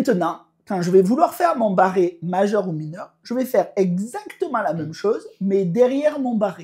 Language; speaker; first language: French; native; French